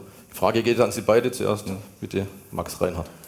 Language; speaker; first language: German; native; German